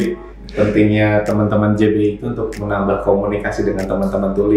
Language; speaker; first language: Indonesian; native; Indonesian